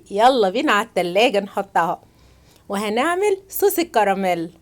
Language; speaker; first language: Arabic; native; Arabic